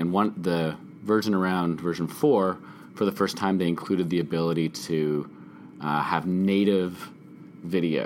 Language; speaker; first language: English; native; English